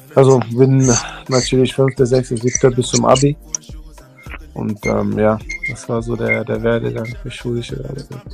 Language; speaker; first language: German; early bilingual, other home language; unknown